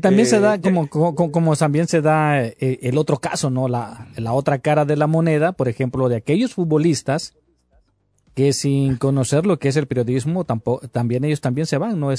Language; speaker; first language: Spanish; native; Spanish